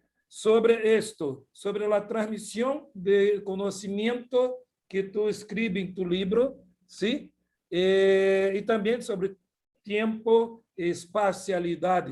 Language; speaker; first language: Portuguese; non-native, fluent; Spanish